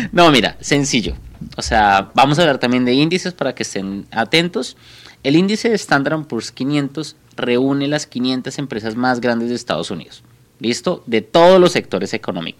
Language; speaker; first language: Spanish; native; Spanish